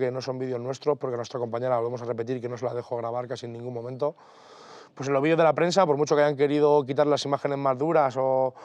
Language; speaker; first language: Spanish; native; Spanish